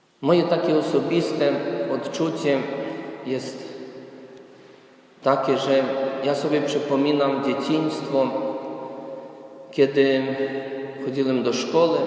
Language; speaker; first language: Polish; non-native, fluent; Ukrainian